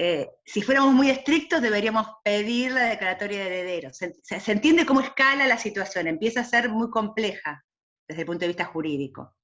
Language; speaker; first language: Spanish; native; Spanish